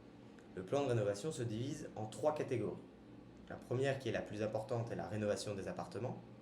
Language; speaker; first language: French; native; French